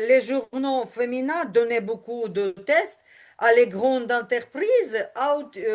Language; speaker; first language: French; non-native, learner; Ukrainian